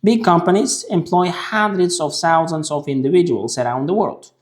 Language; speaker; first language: English; non-native, fluent; Uzbek